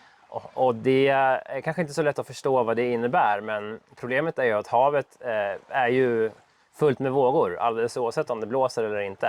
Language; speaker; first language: Swedish; native; Swedish